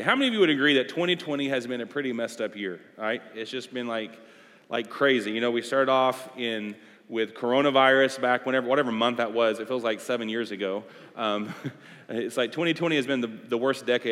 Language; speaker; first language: English; native; English